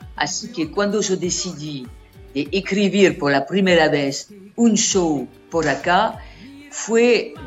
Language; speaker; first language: Spanish; non-native, learner; French